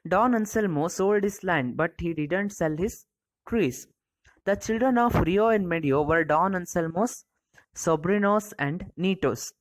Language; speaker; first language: English; non-native, local second language; Kannada